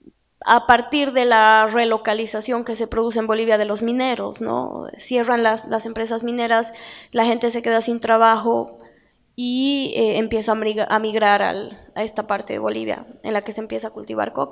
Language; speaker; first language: Spanish; native; Spanish